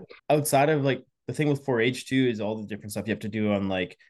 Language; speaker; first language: English; native; English